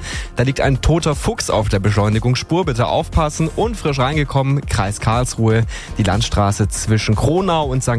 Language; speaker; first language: German; native; German